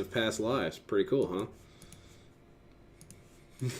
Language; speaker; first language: English; native; English